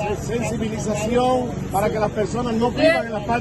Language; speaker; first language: Spanish; native; Spanish